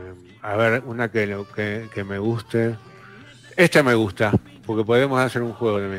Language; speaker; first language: Spanish; native; Spanish